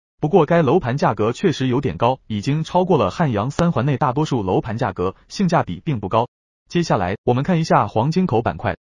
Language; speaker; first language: Chinese; native; Chinese